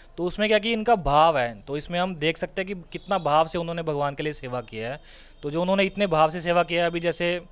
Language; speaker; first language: Hindi; non-native, local second language; Punjabi